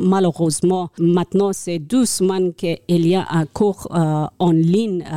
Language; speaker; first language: French; non-native, learner; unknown